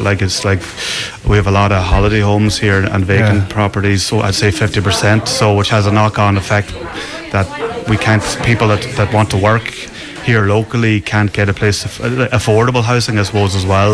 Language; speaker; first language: English; native; English